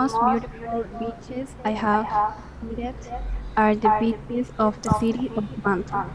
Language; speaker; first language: English; non-native, learner; Spanish